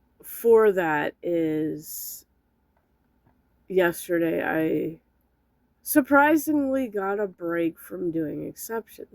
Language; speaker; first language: English; native; English